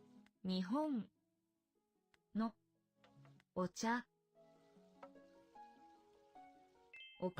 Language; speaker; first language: Japanese; non-native, learner; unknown